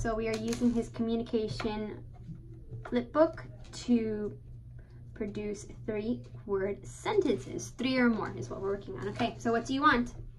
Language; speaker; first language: English; early bilingual, other home language; Spanish